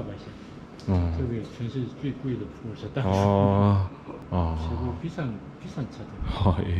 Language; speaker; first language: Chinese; non-native, fluent; Korean